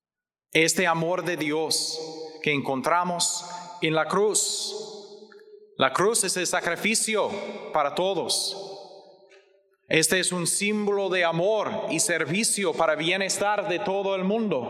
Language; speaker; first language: Spanish; non-native, learner; English